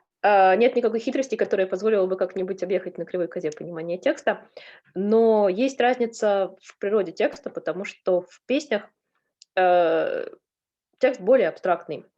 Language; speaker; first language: Russian; native; Russian